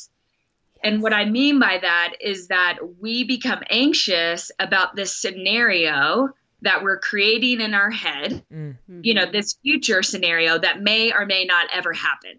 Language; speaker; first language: English; native; English